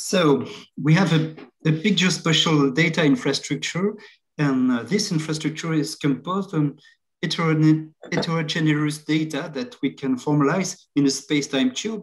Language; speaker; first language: English; non-native, fluent; French